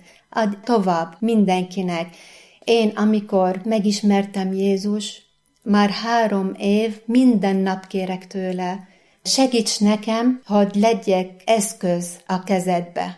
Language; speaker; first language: Hungarian; non-native, fluent; Arabic